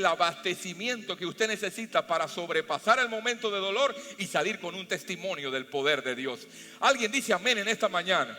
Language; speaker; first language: Spanish; native; Spanish